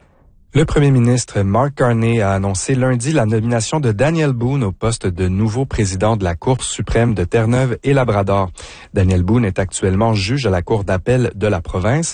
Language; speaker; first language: French; native; French